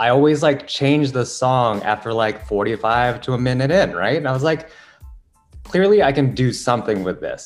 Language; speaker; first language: English; non-native, local second language; Filipino